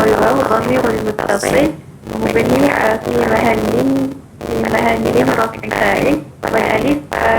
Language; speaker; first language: Arabic; non-native, learner; Malay